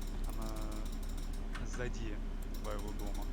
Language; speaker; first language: Russian; non-native, learner; English